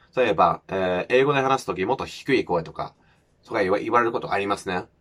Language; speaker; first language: Japanese; non-native, fluent; English